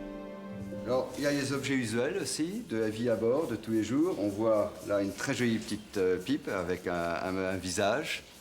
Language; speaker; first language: French; native; French